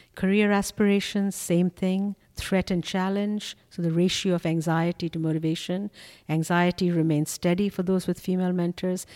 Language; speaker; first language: English; non-native, local second language; Bangla